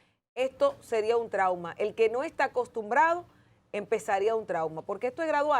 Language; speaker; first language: Spanish; native; Spanish